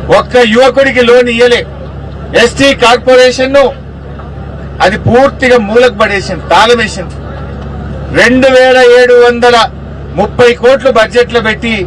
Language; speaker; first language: Telugu; non-native, local second language; Lambadi